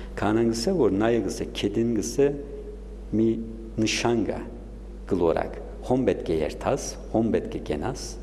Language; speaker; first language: Armenian; native; Armenian